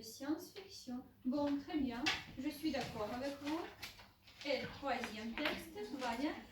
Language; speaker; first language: French; non-native, fluent; Ukrainian